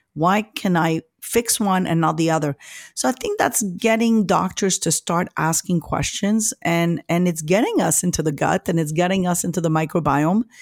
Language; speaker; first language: English; early bilingual, other home language; French